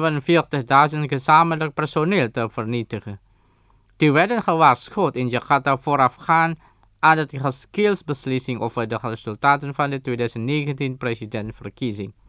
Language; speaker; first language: Dutch; non-native, fluent; Indonesian